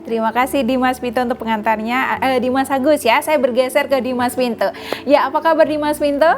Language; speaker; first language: Indonesian; native; Indonesian